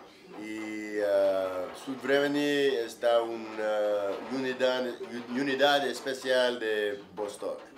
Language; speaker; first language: Spanish; non-native, learner; English